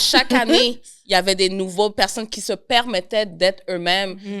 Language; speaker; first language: French; native; French